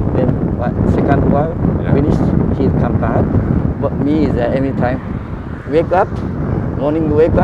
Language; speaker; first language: English; non-native, learner; Japanese